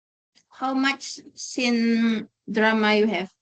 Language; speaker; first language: English; non-native, learner; Indonesian